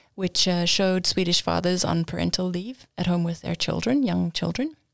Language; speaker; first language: English; native; English